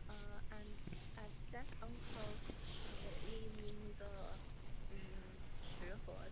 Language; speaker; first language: English; non-native, learner; Chinese